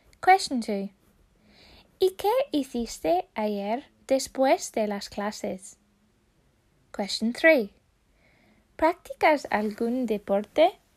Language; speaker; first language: Spanish; non-native, fluent; English